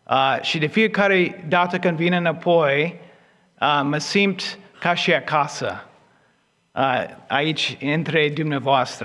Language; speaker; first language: Romanian; non-native, fluent; English